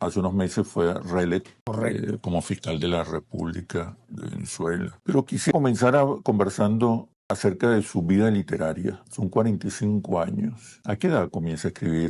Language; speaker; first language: Spanish; native; Spanish